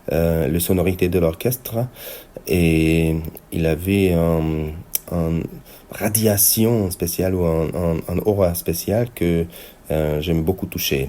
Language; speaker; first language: French; non-native, fluent; Hungarian